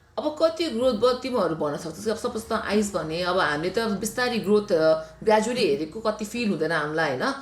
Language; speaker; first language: Nepali; native; Nepali